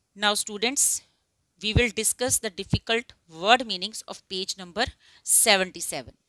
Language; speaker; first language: English; non-native, local second language; Punjabi